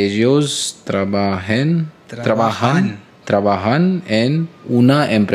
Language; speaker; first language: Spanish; non-native, learner; Hindi